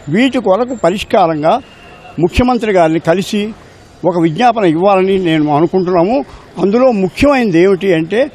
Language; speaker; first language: Telugu; native; Telugu